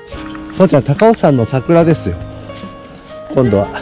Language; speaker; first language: Japanese; native; Japanese